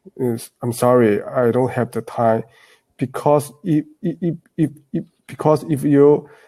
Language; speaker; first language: English; non-native, learner; Chinese